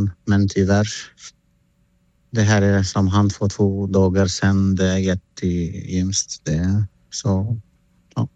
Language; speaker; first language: Swedish; non-native, learner; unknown